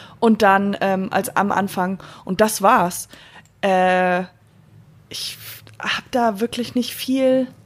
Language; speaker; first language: German; non-native, fluent; English